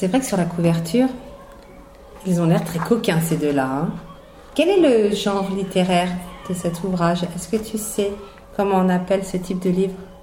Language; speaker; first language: French; native; French